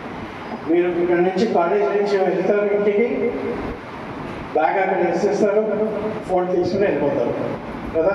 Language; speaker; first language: Telugu; non-native, fluent; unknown